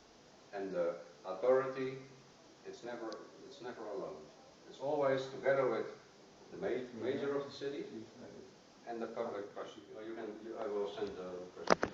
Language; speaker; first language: English; non-native, fluent; Dutch